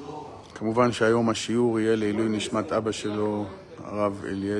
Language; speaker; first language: Hebrew; native; Hebrew